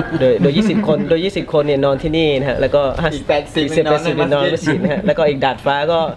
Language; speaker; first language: Thai; native; Thai